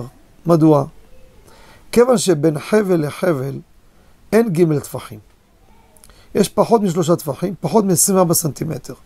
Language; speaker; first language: Hebrew; native; Hebrew